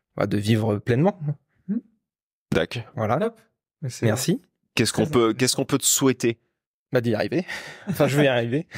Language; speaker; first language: French; native; French